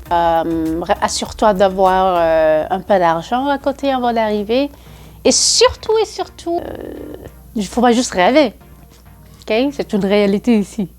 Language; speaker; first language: French; non-native, local second language; Wolof